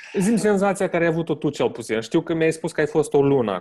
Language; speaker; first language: Romanian; native; Romanian